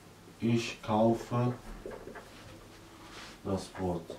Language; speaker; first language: German; non-native, learner; Arabic